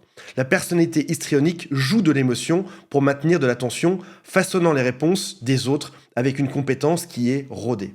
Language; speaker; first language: French; native; French